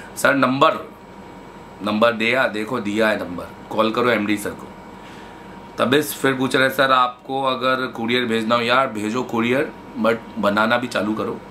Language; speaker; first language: Hindi; native; Hindi